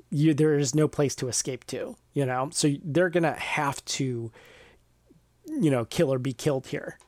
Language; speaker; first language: English; native; English